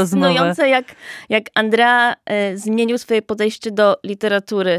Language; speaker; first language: Polish; native; Polish